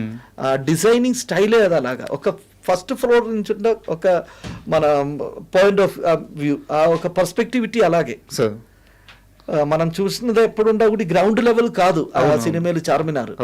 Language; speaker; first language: Telugu; non-native, fluent; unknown